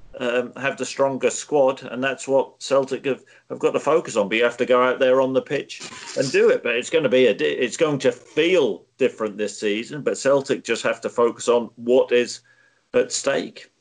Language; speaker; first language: English; native; English